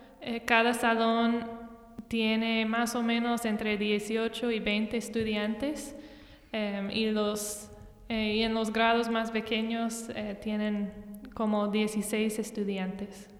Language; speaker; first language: Spanish; non-native, fluent; English